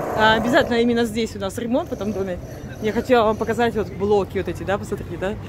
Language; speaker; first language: Russian; native; Russian